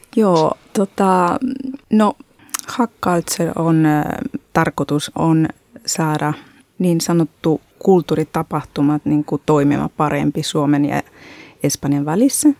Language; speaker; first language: Finnish; non-native, fluent; Spanish